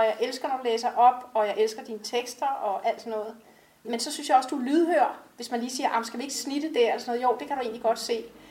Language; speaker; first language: Danish; native; Danish